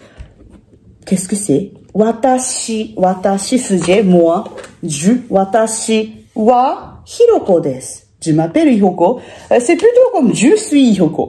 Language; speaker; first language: French; non-native, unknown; Japanese